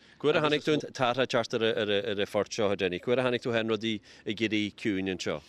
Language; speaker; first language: Irish; native; Irish